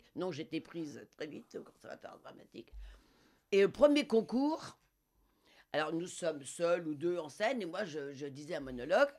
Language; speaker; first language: French; non-native, local second language; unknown